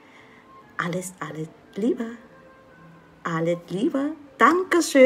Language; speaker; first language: German; non-native, learner; Vietnamese